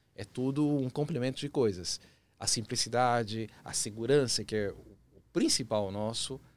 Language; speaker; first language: Portuguese; early bilingual, other home language; Spanish